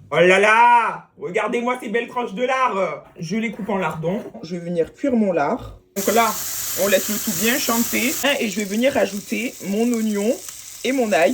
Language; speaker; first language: French; native; French